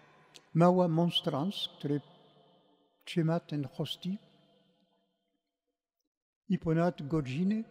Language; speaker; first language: Polish; non-native, fluent; French